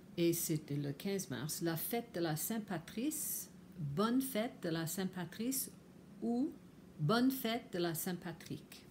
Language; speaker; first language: French; non-native, fluent; English